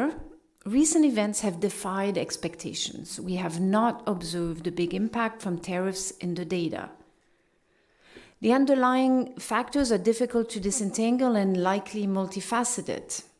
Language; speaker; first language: English; non-native, fluent; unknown